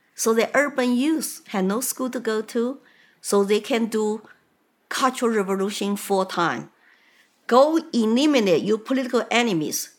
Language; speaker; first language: English; non-native, fluent; Chinese